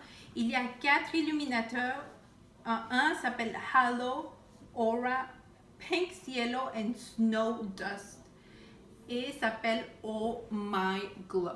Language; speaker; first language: French; non-native, fluent; Spanish